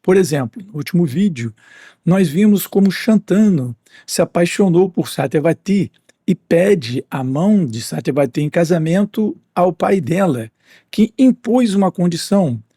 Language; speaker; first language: Portuguese; native; Portuguese